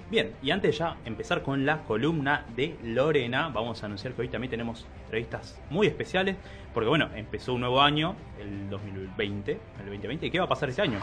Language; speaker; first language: Spanish; native; Spanish